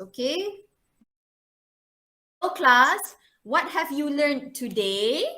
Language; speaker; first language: English; non-native, local second language; Malay